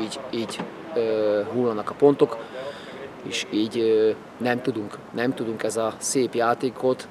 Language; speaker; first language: Hungarian; non-native, fluent; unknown